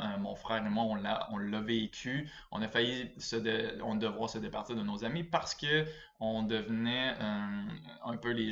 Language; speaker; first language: French; native; French